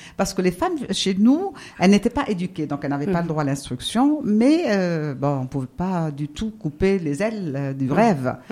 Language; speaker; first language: French; non-native, local second language; Arabic